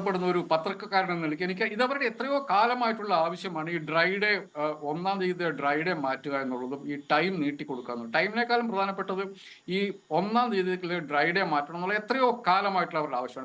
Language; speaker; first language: Malayalam; native; Malayalam